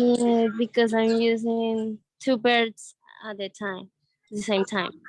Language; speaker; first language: English; non-native, learner; Spanish